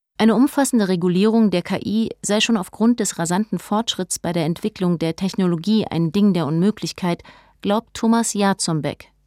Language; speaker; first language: German; native; German